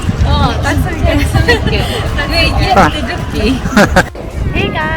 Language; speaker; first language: Swedish; non-native, learner; Hindi